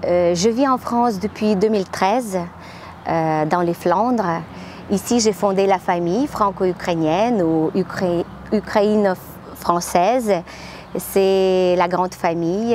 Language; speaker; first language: French; non-native, fluent; Ukrainian